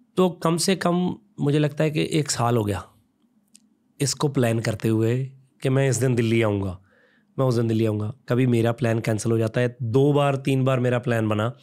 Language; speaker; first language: Hindi; non-native, local second language; Punjabi